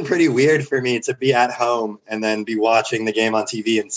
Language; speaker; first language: English; native; English